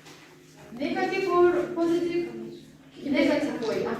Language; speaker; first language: English; non-native, learner; Kazakh